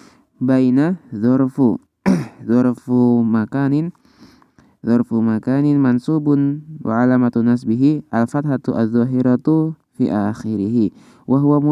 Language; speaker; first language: Arabic; non-native, fluent; Indonesian